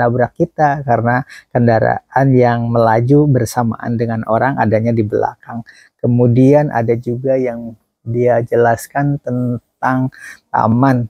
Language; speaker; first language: Indonesian; native; Indonesian